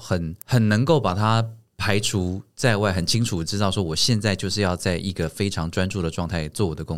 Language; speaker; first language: Chinese; native; Chinese